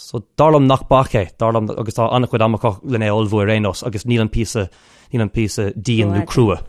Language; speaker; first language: Irish; non-native, local second language; English